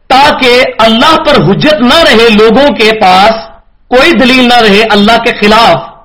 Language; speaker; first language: Urdu; non-native, local second language; Punjabi